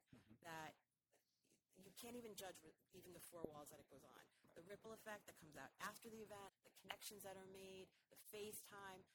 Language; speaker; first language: English; native; English